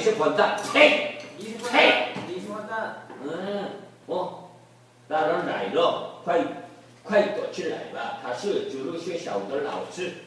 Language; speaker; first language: Chinese; non-native, learner; Korean